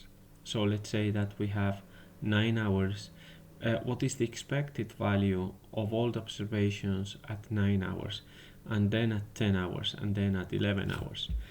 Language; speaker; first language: English; non-native, fluent; Spanish